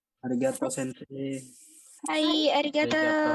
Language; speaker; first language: Japanese; non-native, learner; Indonesian